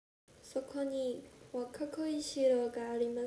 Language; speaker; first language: Japanese; non-native, learner; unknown